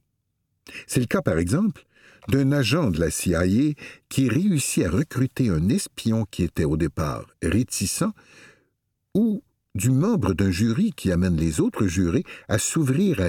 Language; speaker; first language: French; native; French